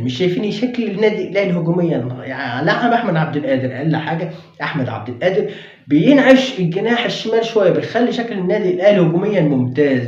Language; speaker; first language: Arabic; native; Arabic